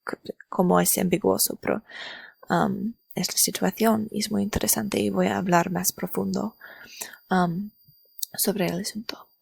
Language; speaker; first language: Spanish; non-native, learner; English